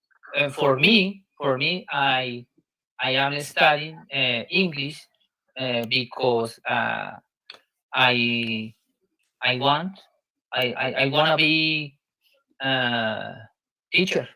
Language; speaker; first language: English; non-native, learner; Spanish